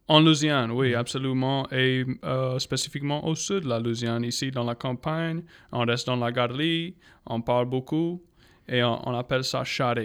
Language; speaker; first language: French; non-native, local second language; English